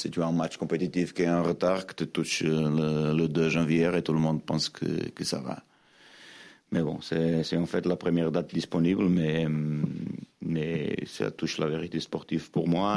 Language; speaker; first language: French; non-native, fluent; Portuguese